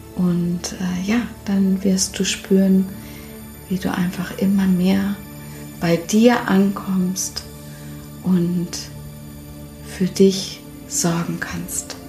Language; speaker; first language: German; native; German